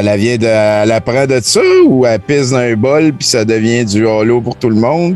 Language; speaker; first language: French; native; French